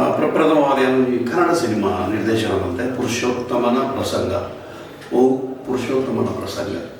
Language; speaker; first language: Kannada; non-native, local second language; Tulu